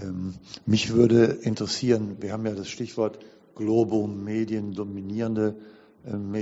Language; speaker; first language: German; native; German